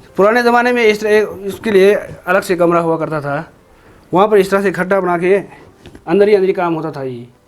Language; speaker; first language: Hindi; non-native, local second language; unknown